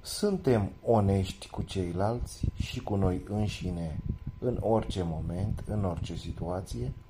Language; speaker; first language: Romanian; native; Romanian